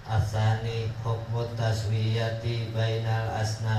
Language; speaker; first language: Arabic; non-native, learner; Indonesian